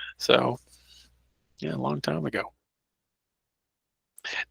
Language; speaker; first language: English; native; English